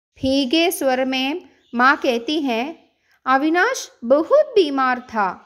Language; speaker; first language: Hindi; non-native, local second language; Malayalam